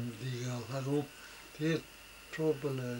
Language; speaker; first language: English; non-native, learner; Tibetan